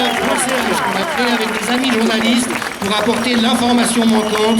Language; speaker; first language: French; native; French